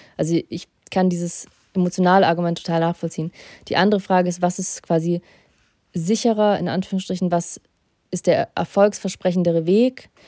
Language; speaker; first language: German; early bilingual, other home language; Russian